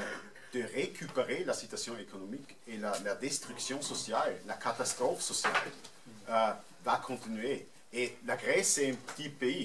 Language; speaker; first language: French; non-native, fluent; German